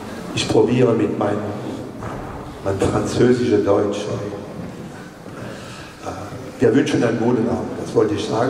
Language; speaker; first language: German; non-native, learner; French